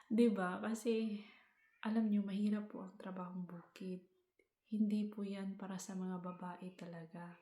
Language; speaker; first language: Filipino; non-native, local second language; Cebuano